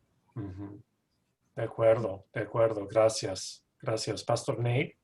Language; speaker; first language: Spanish; non-native, fluent; English